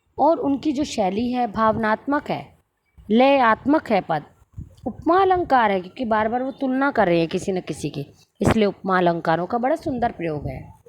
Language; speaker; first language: Hindi; native; Hindi